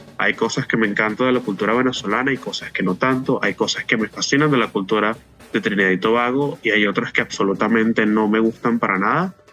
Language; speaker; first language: Spanish; native; Spanish